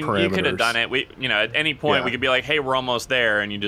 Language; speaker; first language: English; native; English